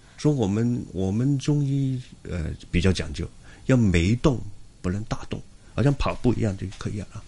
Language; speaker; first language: Chinese; non-native, local second language; Cantonese